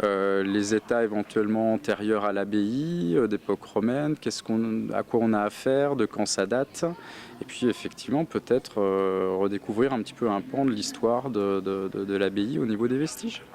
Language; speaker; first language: French; native; French